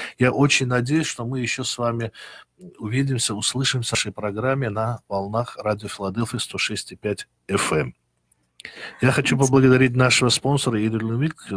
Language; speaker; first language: Russian; non-native, local second language; Uzbek